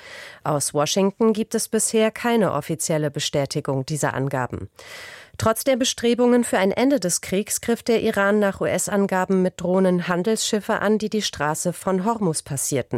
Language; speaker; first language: German; native; German